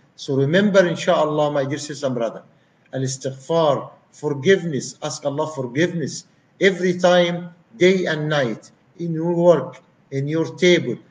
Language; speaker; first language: English; non-native, fluent; Arabic